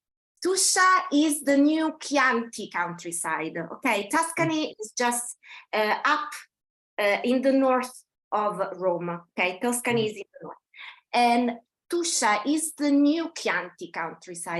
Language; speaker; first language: English; non-native, fluent; Italian